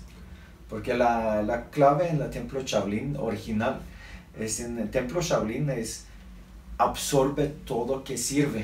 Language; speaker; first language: Spanish; non-native, learner; Norwegian